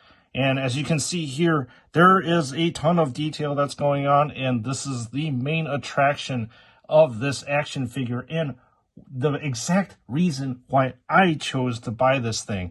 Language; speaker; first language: English; native; English